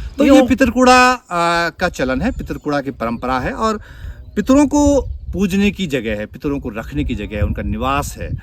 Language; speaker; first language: Hindi; native; Hindi